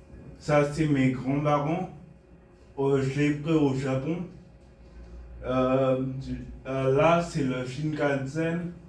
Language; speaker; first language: French; non-native, fluent; Bulgarian